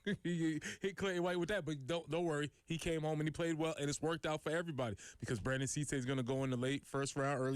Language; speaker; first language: English; native; English